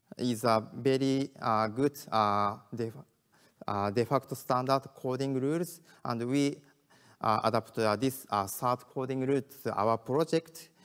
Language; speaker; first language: English; non-native, learner; Japanese